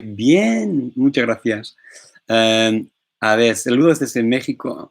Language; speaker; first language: Spanish; non-native, fluent; English